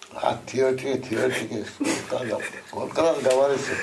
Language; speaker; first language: Russian; non-native, learner; Bangla